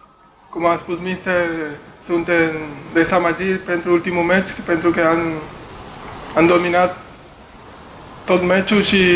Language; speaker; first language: Romanian; non-native, learner; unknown